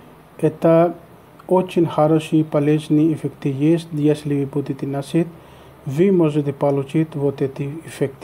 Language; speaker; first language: Russian; non-native, learner; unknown